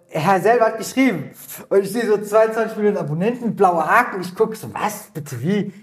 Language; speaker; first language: German; native; German